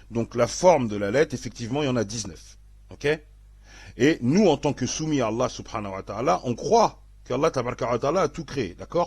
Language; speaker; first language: French; native; French